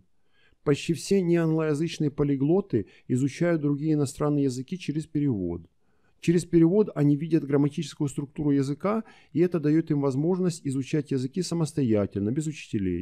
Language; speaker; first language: Russian; native; Russian